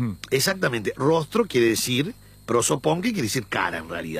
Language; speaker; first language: Spanish; native; Spanish